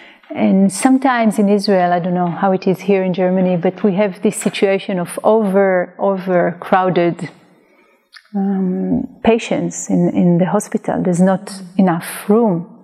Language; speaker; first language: English; non-native, fluent; Hebrew